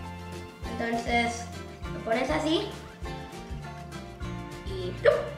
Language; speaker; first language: Spanish; early bilingual, other home language; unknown